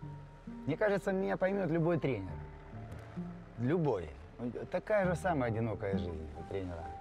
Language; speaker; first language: Russian; native; Russian